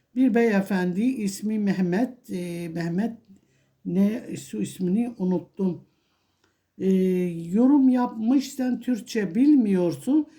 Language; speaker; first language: Turkish; non-native, local second language; Kurdish